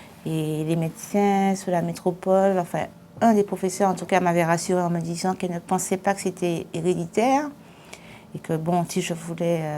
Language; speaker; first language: French; native; French